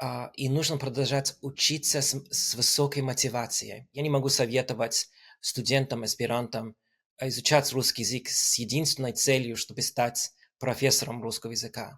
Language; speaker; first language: Russian; non-native, fluent; English